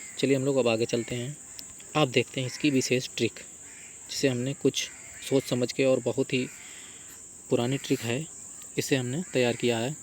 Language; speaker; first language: Hindi; native; Hindi